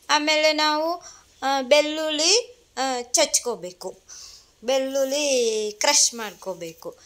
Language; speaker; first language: Kannada; non-native, fluent; Sinhala